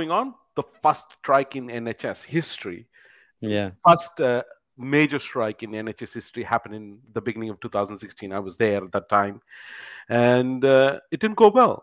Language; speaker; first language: English; non-native, local second language; Tamil